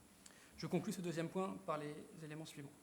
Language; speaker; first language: French; native; French